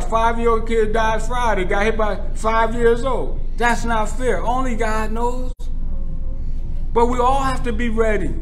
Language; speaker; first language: English; native; English